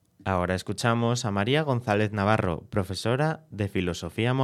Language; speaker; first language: Spanish; native; Spanish